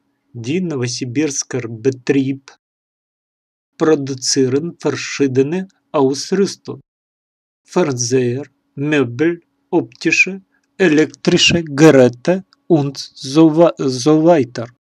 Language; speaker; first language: German; non-native, learner; Russian